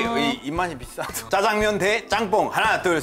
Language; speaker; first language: Korean; non-native, fluent; Spanish